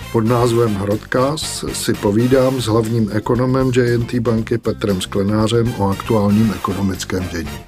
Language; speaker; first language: Czech; native; Czech